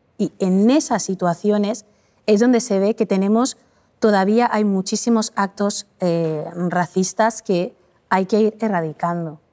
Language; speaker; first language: Spanish; early bilingual, other home language; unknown